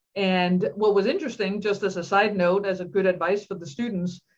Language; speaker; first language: English; non-native, fluent; Danish